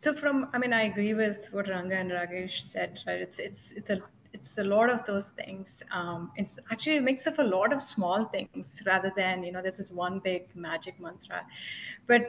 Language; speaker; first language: English; non-native, local second language; Telugu